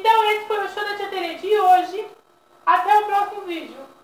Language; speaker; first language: Portuguese; native; Portuguese